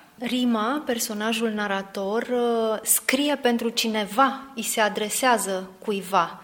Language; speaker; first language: Romanian; native; Romanian